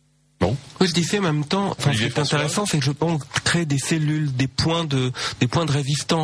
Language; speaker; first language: French; native; French